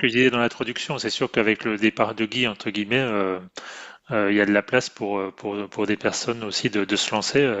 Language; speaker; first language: French; native; French